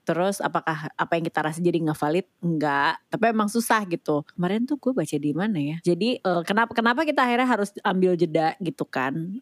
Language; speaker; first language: Indonesian; native; Indonesian